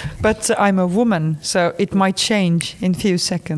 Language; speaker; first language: English; non-native, fluent; Estonian